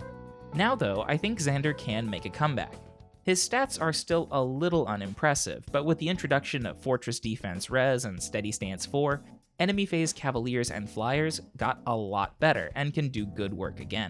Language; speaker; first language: English; native; English